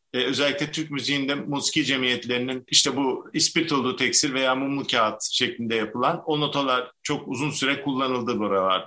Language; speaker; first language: Turkish; native; Turkish